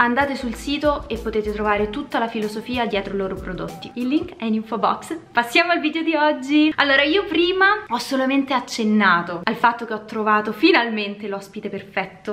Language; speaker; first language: Italian; native; Italian